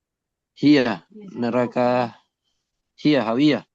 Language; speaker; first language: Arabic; non-native, learner; Indonesian